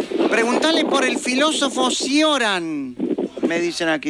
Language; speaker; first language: Spanish; native; Spanish